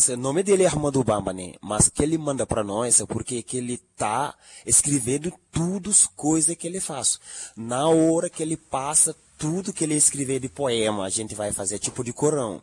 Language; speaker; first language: Portuguese; non-native, learner; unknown